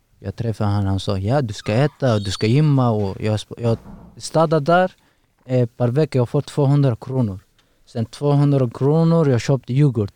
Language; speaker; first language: Swedish; non-native, learner; Persian